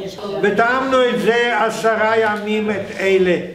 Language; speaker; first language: Hebrew; non-native, fluent; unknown